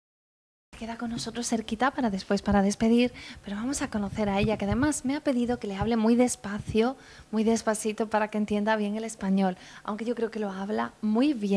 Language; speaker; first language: Spanish; native; Spanish